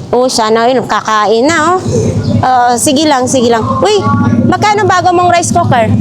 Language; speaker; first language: Filipino; non-native, local second language; Cebuano